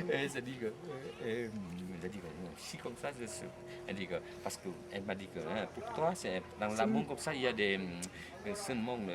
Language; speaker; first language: French; non-native, fluent; Vietnamese